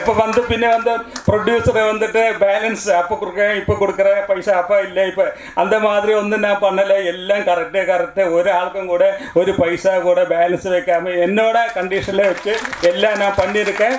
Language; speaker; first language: Tamil; non-native, local second language; Malayalam